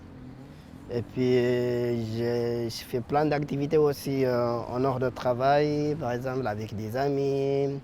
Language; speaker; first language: French; non-native, fluent; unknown